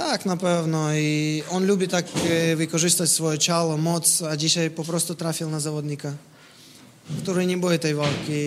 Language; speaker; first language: Polish; non-native, fluent; Russian